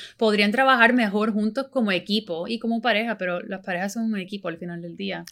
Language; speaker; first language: Spanish; early bilingual, heritage; Spanish